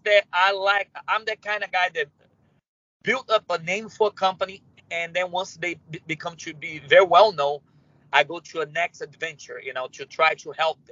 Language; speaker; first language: English; non-native, fluent; Spanish